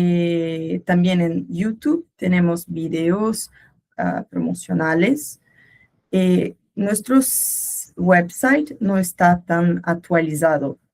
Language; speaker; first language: Spanish; non-native, learner; Portuguese